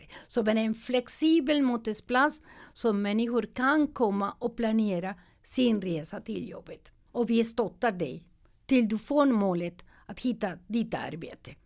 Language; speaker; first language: Swedish; non-native, learner; Spanish